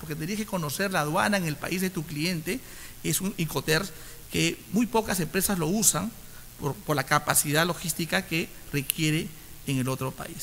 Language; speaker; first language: Spanish; native; Spanish